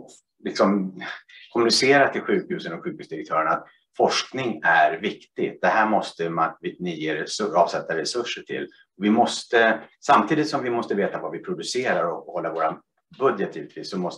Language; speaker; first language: Swedish; native; Swedish